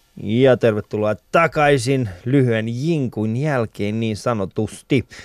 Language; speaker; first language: Finnish; early bilingual, other home language; Persian